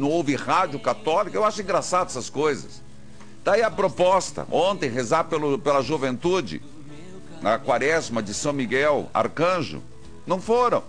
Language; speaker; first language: Portuguese; native; Portuguese